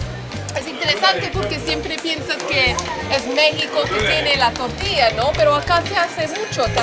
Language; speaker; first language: Spanish; non-native, learner; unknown